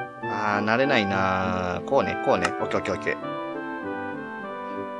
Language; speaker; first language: Japanese; native; Japanese